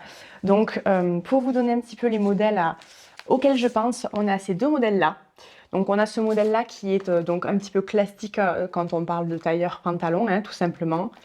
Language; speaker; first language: French; native; French